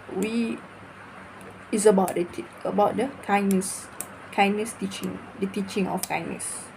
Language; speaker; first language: English; non-native, local second language; Malay